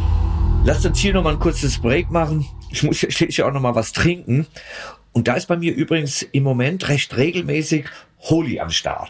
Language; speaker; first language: German; native; German